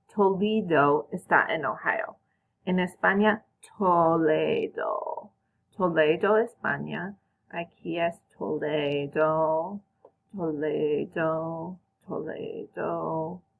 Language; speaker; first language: Spanish; non-native, fluent; English